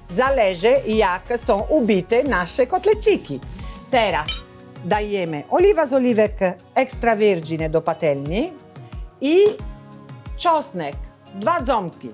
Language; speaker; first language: Polish; non-native, learner; Italian